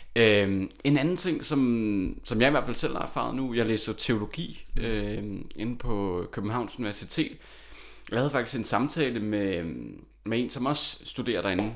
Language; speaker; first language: Danish; native; Danish